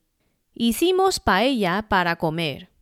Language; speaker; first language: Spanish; non-native, fluent; Chinese